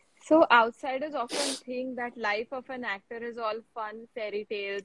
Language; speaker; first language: English; non-native, local second language; Marathi